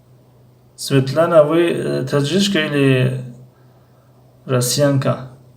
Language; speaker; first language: Russian; non-native, learner; Tajik